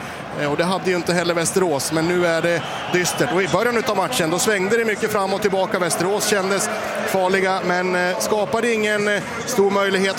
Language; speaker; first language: Swedish; native; Swedish